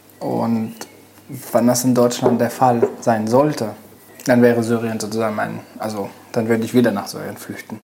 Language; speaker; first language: German; non-native, fluent; Arabic